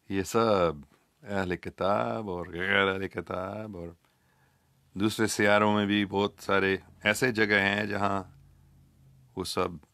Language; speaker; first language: Urdu; non-native, local second language; English